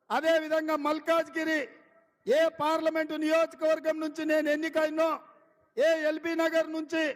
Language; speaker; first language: Telugu; native; Telugu